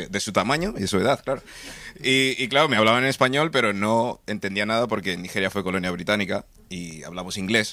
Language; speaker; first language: Spanish; early bilingual, other home language; English